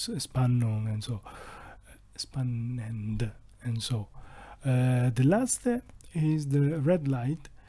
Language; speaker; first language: Dutch; non-native, learner; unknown